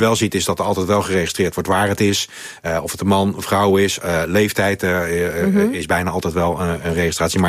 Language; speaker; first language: Dutch; native; Dutch